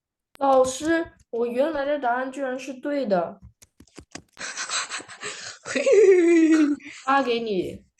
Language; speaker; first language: Chinese; early bilingual, other home language; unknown